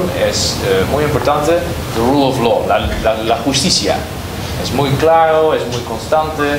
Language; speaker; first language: Spanish; non-native, learner; Dutch